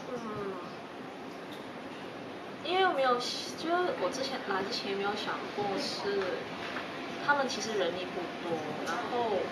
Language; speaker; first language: Chinese; non-native, local second language; Cantonese